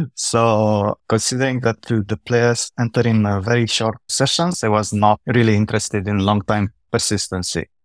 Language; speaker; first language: English; non-native, fluent; Romanian